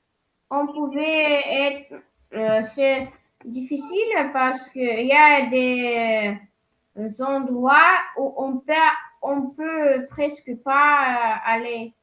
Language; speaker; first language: French; non-native, learner; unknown